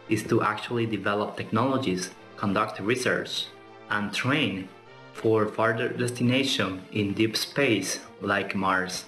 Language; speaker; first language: English; non-native, fluent; German